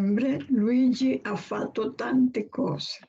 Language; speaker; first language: Italian; non-native, learner; Spanish